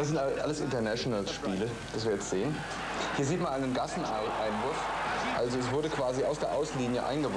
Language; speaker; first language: German; native; German